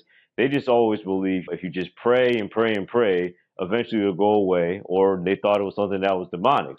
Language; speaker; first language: English; native; English